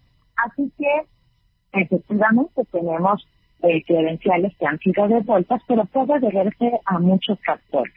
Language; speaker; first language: Spanish; native; Spanish